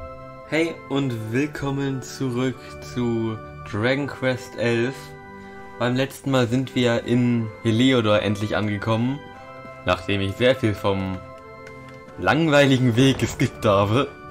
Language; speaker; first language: German; native; German